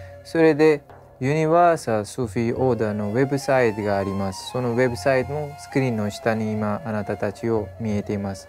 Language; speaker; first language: Japanese; non-native, learner; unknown